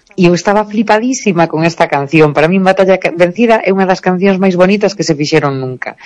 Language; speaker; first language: Galician; native; Galician